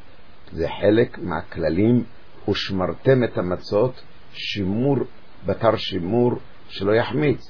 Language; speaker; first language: Hebrew; native; Hebrew